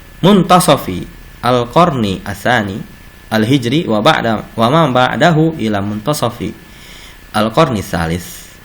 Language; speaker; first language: Arabic; non-native, fluent; Indonesian